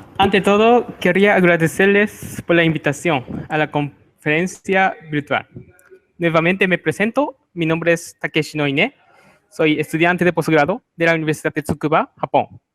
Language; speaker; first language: Spanish; non-native, learner; Japanese